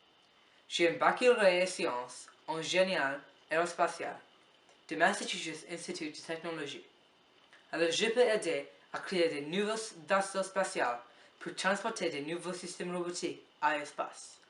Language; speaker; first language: French; non-native, learner; English